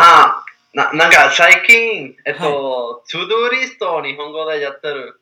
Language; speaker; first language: Japanese; non-native, learner; English